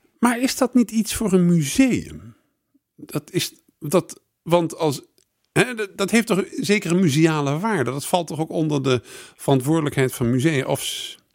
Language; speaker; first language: Dutch; native; Dutch